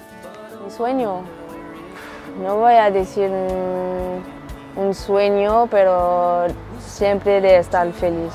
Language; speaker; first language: Spanish; non-native, learner; French